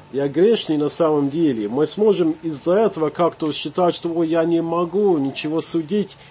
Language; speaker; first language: Russian; non-native, fluent; English